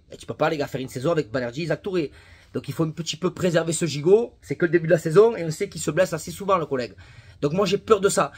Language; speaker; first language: French; native; French